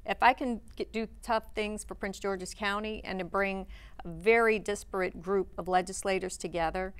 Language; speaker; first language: English; native; English